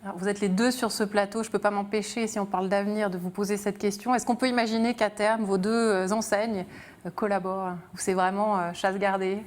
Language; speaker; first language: French; native; French